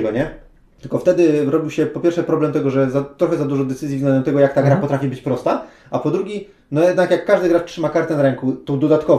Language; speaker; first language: Polish; native; Polish